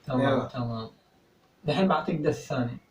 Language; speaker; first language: Arabic; native; Arabic